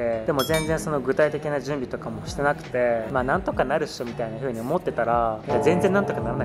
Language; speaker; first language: Japanese; native; Japanese